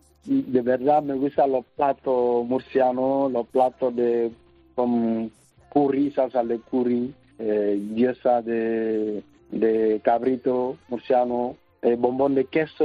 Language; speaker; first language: Spanish; non-native, learner; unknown